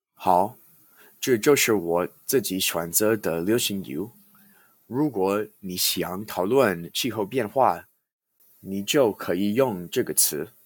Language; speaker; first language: Chinese; non-native, learner; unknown